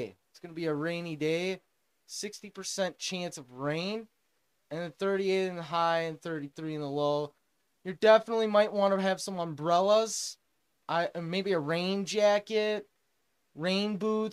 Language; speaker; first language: English; native; English